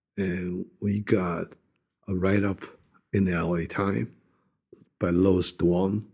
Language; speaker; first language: English; non-native, fluent; Japanese